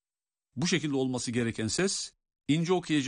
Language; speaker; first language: Turkish; native; Turkish